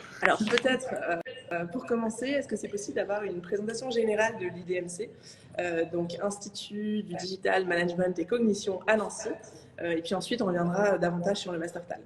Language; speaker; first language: French; native; French